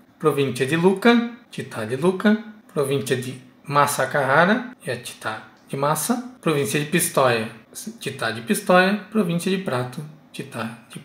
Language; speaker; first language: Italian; non-native, fluent; Portuguese